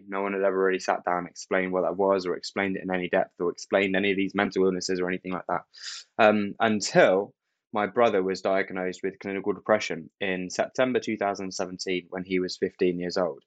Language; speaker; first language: English; native; English